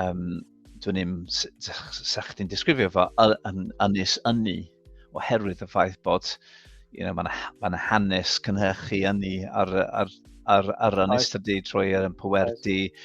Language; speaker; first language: Welsh; non-native, fluent; English